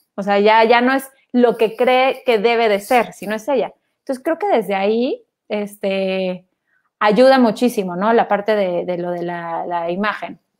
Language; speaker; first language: Spanish; native; Spanish